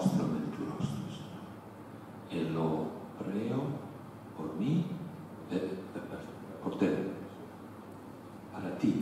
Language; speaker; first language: Spanish; non-native, learner; Italian